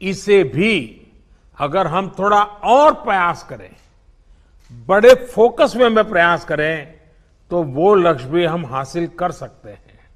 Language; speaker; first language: Hindi; non-native, local second language; Gujarati